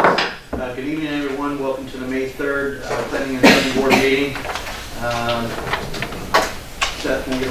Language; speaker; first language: English; native; English